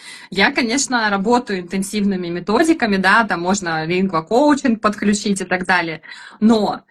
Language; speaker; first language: Russian; native; Russian